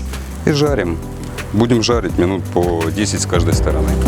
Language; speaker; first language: Russian; native; Russian